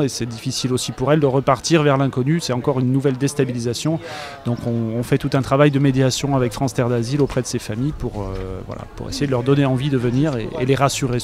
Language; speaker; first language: French; native; French